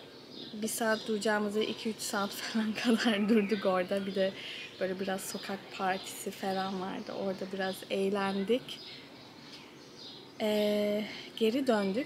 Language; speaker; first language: Turkish; early bilingual, heritage; Turkish